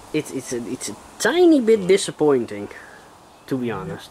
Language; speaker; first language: English; non-native, fluent; Dutch